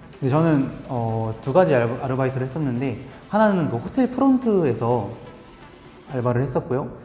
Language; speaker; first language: Korean; native; Korean